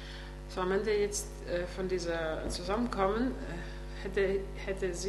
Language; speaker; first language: German; non-native, fluent; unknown